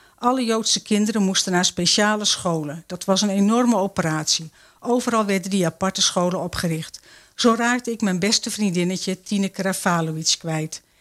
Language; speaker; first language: Dutch; native; Dutch